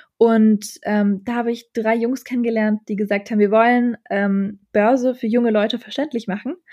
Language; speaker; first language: German; early bilingual, other home language; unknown